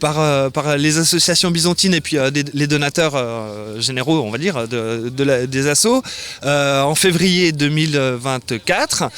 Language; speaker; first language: French; native; French